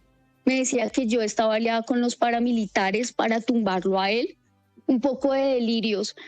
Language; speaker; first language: Spanish; native; Spanish